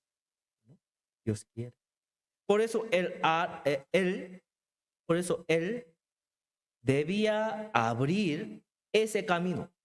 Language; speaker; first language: Spanish; non-native, learner; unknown